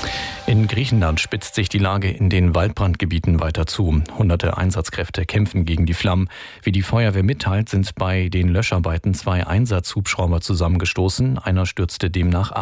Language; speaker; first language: German; native; German